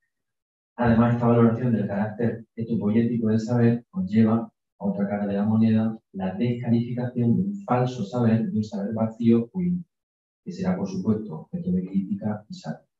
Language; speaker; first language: Spanish; native; Spanish